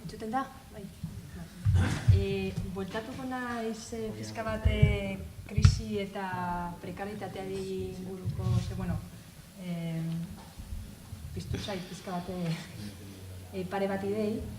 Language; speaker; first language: Basque; non-native, local second language; Spanish